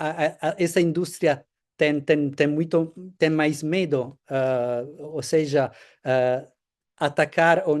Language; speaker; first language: Portuguese; non-native, fluent; Italian